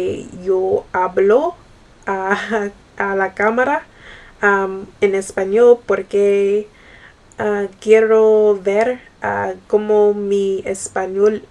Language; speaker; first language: Spanish; non-native, learner; English